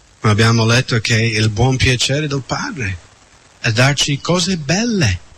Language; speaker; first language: Italian; non-native, fluent; English